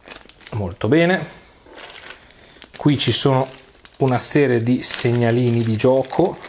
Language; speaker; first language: Italian; native; Italian